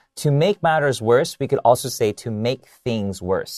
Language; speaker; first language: English; early bilingual, other home language; Chinese